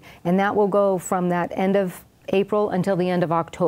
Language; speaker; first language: English; native; English